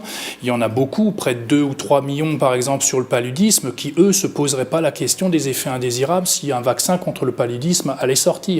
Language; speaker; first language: French; native; French